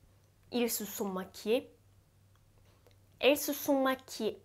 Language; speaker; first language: French; non-native, fluent; Japanese